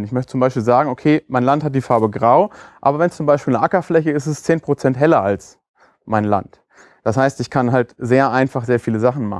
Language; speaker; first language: German; native; German